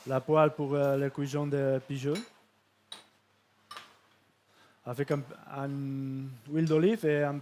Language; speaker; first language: French; non-native, fluent; Catalan